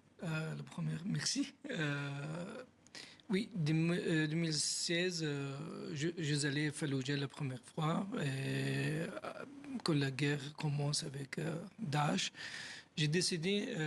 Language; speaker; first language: French; non-native, learner; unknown